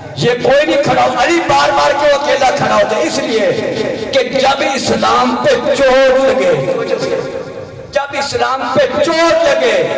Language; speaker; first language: Urdu; non-native, local second language; Punjabi